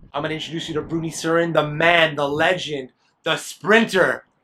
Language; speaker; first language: English; native; English